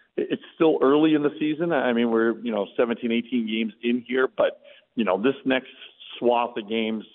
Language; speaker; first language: English; native; English